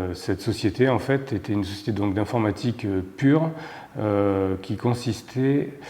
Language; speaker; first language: French; native; French